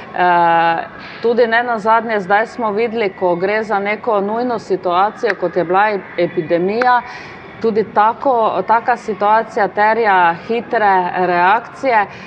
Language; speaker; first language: Slovenian; native; Slovenian